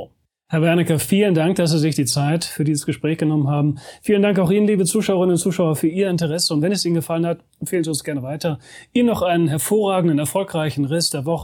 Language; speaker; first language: German; native; German